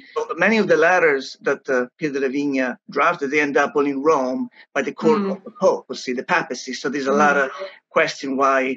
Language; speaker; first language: English; non-native, fluent; Italian